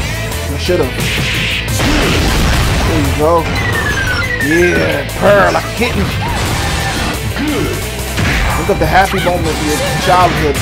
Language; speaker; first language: English; native; English